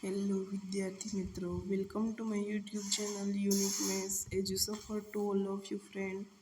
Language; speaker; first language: Hindi; non-native, local second language; Gujarati